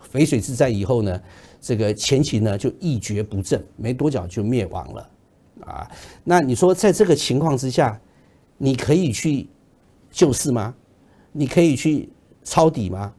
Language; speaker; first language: Chinese; native; Chinese